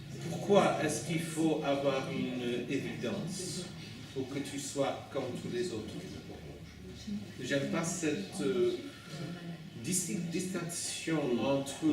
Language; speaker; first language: French; non-native, fluent; English